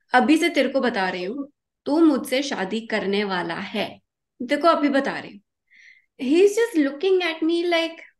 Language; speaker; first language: Hindi; early bilingual, heritage; Hindi